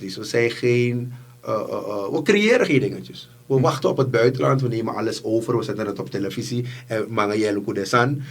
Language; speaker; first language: Dutch; native; Dutch